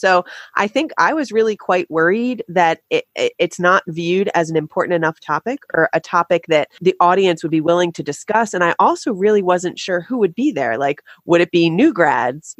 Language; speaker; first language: English; native; English